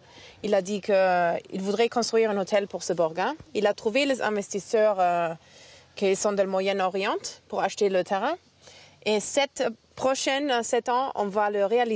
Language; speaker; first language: French; non-native, fluent; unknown